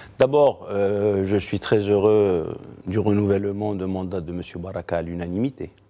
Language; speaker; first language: French; non-native, local second language; Arabic